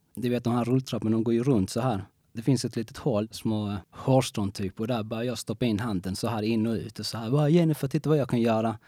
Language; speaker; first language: Swedish; early bilingual, other home language; Spanish